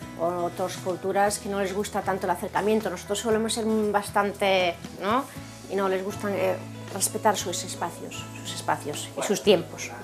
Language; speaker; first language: Spanish; early bilingual, heritage; Spanish